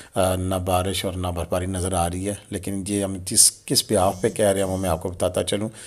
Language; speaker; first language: Urdu; non-native, local second language; Pahari-Potwari